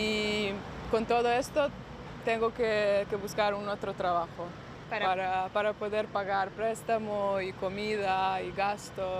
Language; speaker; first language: Spanish; non-native, fluent; Serbian